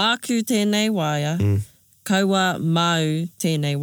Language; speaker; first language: Māori; non-native, local second language; English